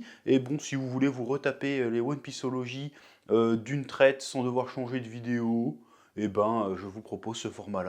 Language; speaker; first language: French; native; French